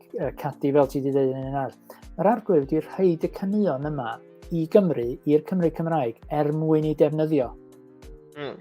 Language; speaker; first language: Welsh; native; Welsh